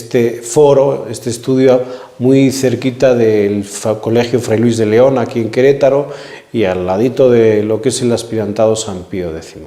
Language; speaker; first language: Spanish; native; Spanish